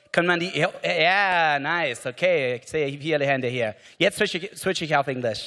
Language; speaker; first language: German; non-native, fluent; English